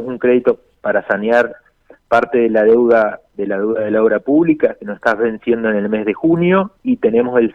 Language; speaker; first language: Spanish; native; Spanish